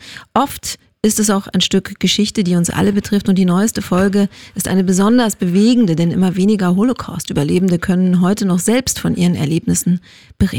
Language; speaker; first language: German; native; German